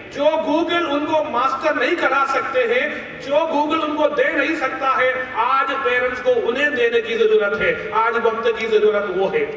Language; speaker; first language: Hindi; non-native, local second language; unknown